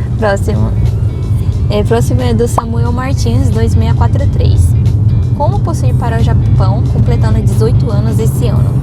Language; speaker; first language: Portuguese; early bilingual, other home language; Japanese